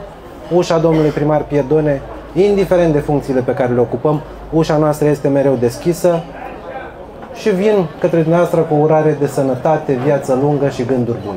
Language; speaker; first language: Romanian; native; Romanian